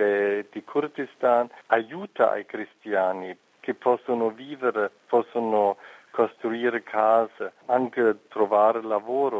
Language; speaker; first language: Italian; non-native, fluent; German